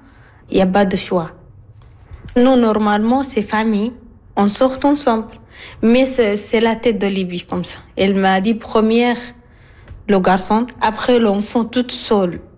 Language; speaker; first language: French; non-native, learner; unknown